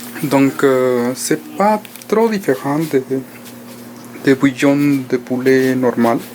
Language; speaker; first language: French; non-native, fluent; Spanish